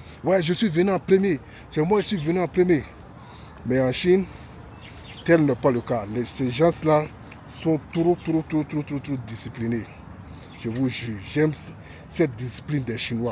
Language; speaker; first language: French; non-native, local second language; Bambara